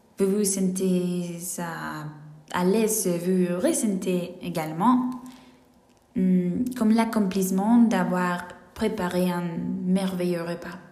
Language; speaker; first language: French; non-native, learner; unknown